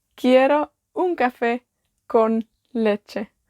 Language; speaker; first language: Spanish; non-native, fluent; Welsh